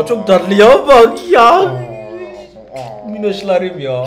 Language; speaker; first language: Turkish; non-native, learner; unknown